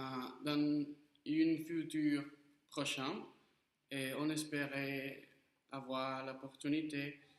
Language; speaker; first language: French; non-native, learner; Spanish